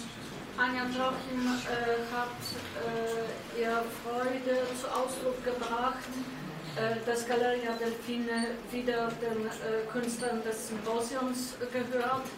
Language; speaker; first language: German; non-native, fluent; Polish